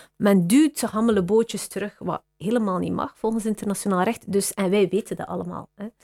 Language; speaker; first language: Dutch; native; Dutch